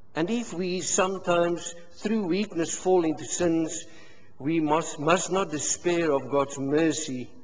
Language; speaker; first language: English; non-native, local second language; Afrikaans